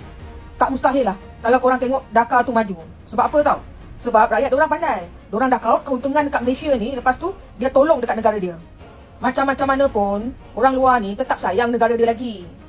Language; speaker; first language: Malay; native; Malay